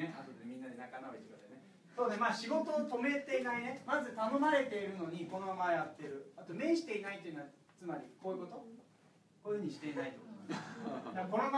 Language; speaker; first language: Japanese; native; Japanese